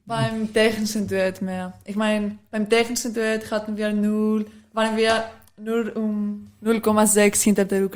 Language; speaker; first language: German; non-native, fluent; Greek